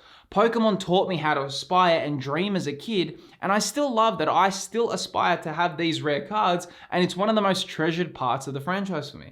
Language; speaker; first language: English; native; English